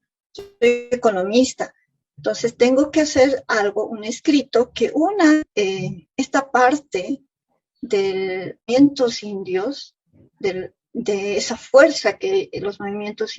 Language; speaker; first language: Spanish; native; Spanish